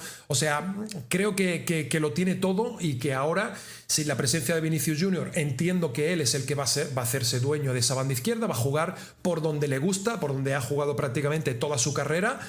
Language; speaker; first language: Spanish; native; Spanish